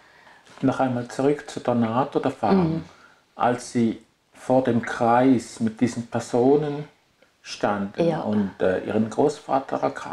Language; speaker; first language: German; native; German